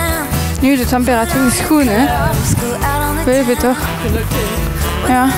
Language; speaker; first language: Dutch; non-native, local second language; French